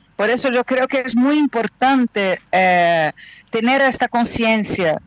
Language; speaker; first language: Spanish; non-native, fluent; Portuguese